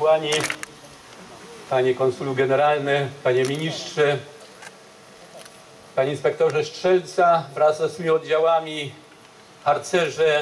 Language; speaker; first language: Polish; native; Polish